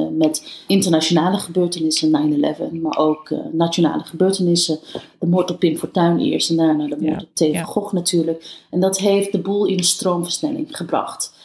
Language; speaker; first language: Dutch; early bilingual, other home language; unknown